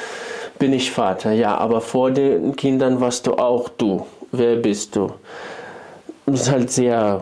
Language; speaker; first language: German; non-native, fluent; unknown